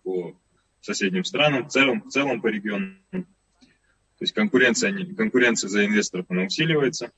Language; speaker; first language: Russian; native; Russian